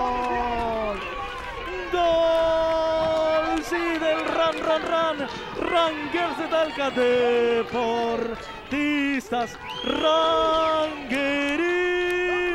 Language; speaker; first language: Spanish; native; Spanish